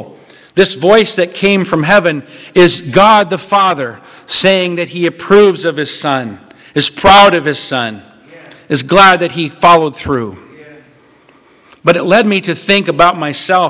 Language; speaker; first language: English; native; English